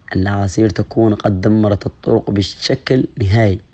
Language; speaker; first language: Arabic; non-native, local second language; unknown